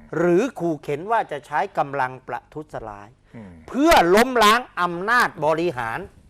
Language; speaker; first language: Thai; native; Thai